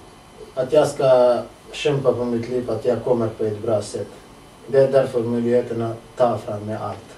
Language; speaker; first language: Swedish; non-native, learner; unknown